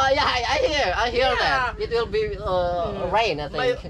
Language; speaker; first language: English; non-native, learner; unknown